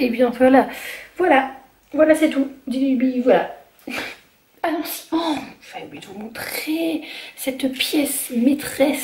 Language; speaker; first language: French; native; French